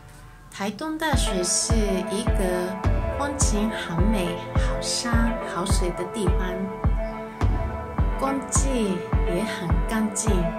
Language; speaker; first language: Chinese; non-native, learner; Japanese